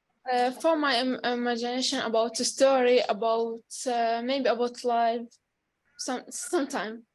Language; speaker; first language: English; non-native, learner; Arabic